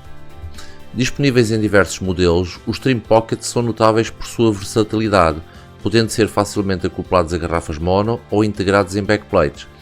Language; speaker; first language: Portuguese; native; Portuguese